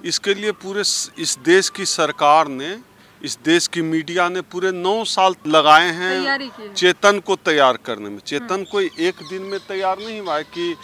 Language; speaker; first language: Hindi; native; Hindi